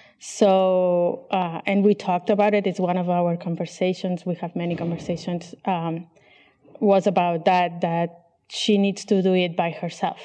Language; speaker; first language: English; non-native, fluent; Catalan